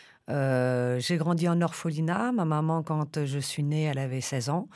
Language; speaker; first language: French; early bilingual, other home language; Romanian